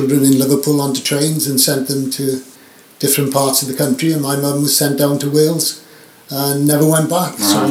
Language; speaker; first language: English; native; English